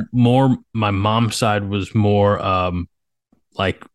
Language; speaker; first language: English; early bilingual, other home language; Slovak